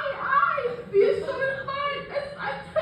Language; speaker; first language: German; non-native, learner; English